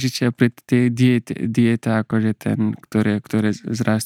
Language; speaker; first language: Slovak; non-native, learner; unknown